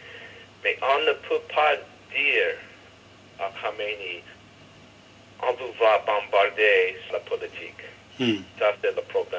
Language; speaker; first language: French; non-native, learner; English